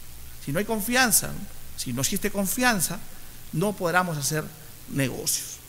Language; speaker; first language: Spanish; native; Spanish